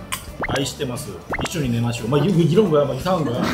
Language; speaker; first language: Korean; native; Korean